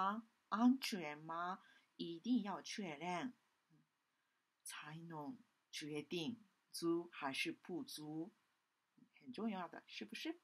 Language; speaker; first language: Chinese; non-native, fluent; Japanese